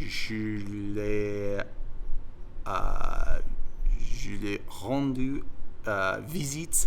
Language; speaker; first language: French; non-native, fluent; English